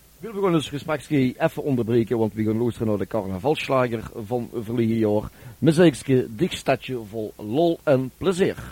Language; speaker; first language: Dutch; native; Dutch